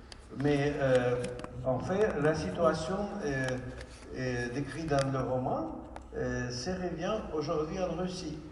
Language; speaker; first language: French; non-native, fluent; Ukrainian